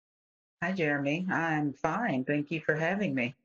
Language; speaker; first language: English; native; English